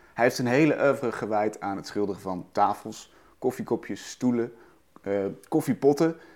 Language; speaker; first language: Dutch; native; Dutch